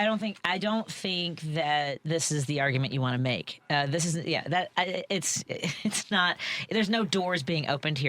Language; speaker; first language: English; native; English